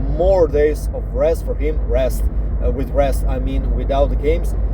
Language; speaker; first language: English; non-native, fluent; Slovenian